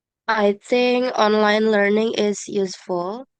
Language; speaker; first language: English; non-native, learner; Indonesian